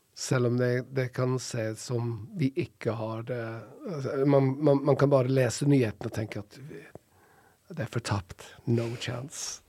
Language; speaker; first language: Norwegian; non-native, fluent; English